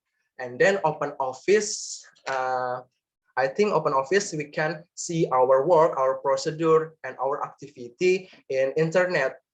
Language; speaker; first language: English; non-native, learner; Indonesian